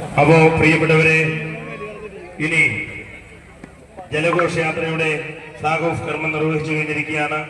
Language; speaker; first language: Malayalam; native; Malayalam